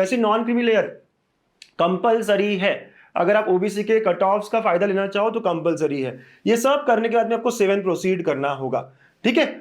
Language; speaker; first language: Hindi; native; Hindi